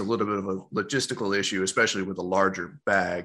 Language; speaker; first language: English; native; English